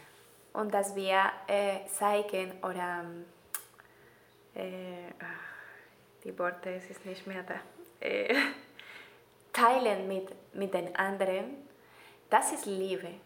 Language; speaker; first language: German; non-native, learner; Spanish